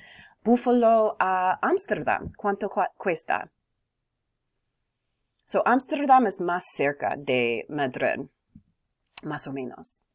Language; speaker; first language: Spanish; non-native, learner; English